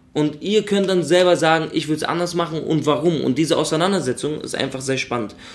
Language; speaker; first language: German; native; German